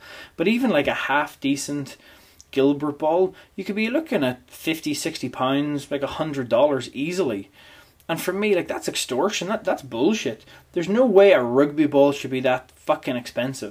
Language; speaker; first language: English; native; English